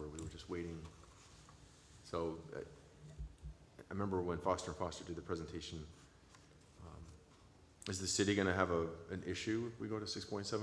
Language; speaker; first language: English; native; English